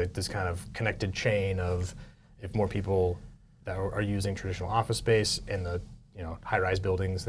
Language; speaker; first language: English; native; English